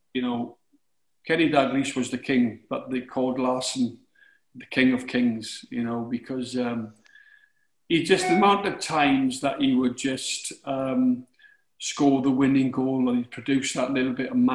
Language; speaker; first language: English; native; English